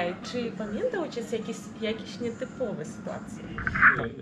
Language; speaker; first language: Polish; early bilingual, heritage; Russian